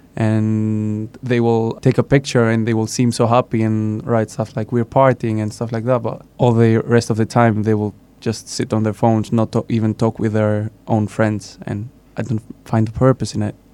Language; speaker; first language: English; non-native, fluent; Greek